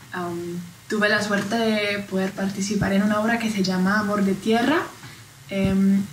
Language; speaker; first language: Spanish; non-native, fluent; German